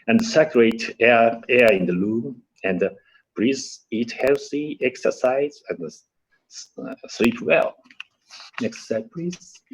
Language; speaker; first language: English; non-native, learner; Japanese